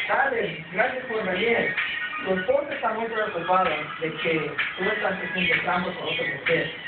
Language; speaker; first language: Spanish; non-native, learner; English